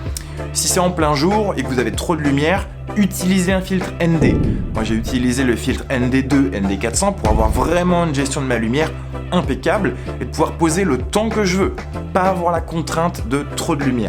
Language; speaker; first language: French; native; French